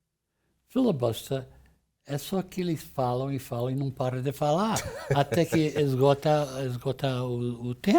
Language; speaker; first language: Portuguese; non-native, fluent; English